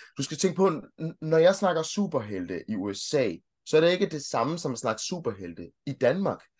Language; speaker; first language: Danish; early bilingual, other home language; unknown